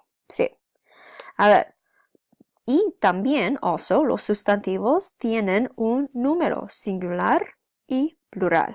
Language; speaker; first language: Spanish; non-native, fluent; English